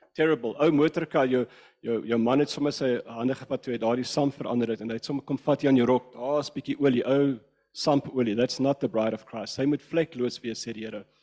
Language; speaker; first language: Afrikaans; non-native, local second language; English